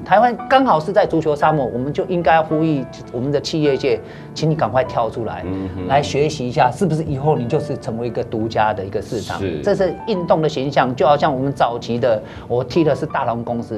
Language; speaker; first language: Chinese; native; Chinese